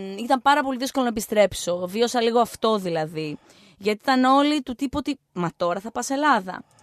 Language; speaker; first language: Greek; native; Greek